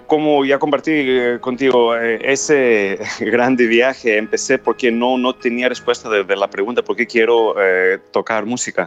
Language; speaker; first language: Spanish; non-native, fluent; Greek